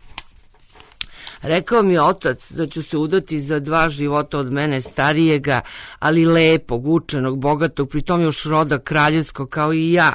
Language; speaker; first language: Serbian; native; Serbian